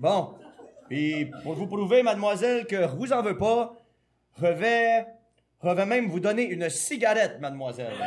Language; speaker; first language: French; native; French